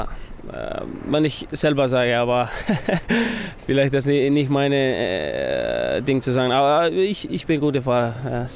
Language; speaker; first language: German; non-native, fluent; Icelandic